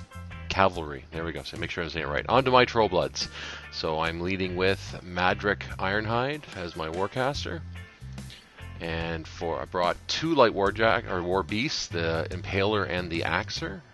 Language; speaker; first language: English; native; English